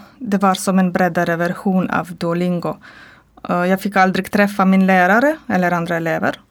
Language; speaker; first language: Swedish; non-native, learner; Croatian